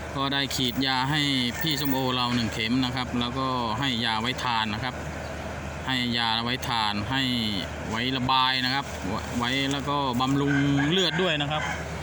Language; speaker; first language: Thai; non-native, local second language; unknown